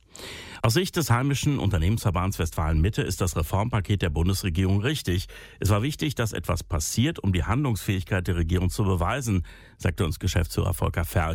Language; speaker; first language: German; native; German